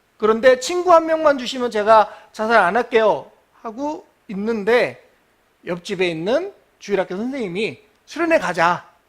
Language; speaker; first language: Korean; native; Korean